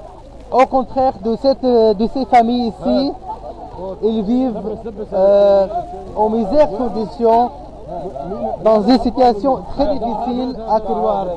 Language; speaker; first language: French; non-native, fluent; Arabic